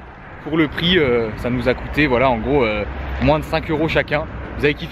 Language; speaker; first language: French; native; French